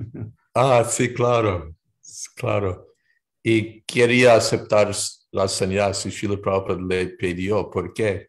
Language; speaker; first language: Spanish; non-native, learner; English